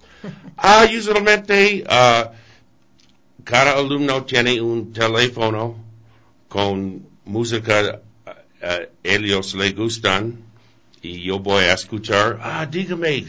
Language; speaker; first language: Spanish; non-native, learner; English